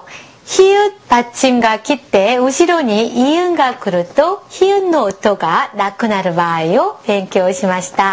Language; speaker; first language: Japanese; non-native, fluent; Korean